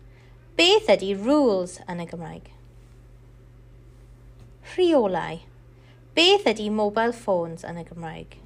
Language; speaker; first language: Welsh; non-native, local second language; English